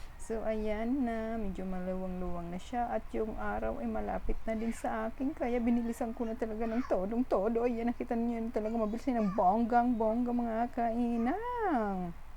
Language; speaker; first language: Filipino; non-native, local second language; Waray